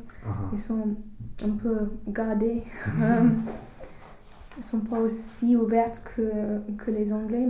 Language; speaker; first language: French; non-native, learner; English